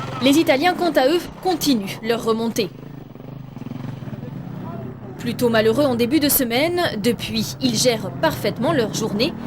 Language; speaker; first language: French; native; French